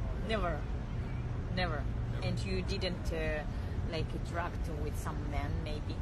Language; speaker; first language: English; non-native, learner; Russian